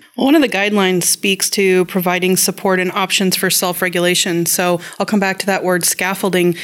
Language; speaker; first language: English; native; English